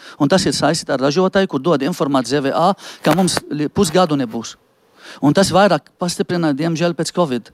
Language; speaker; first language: Latvian; non-native, fluent; Arabic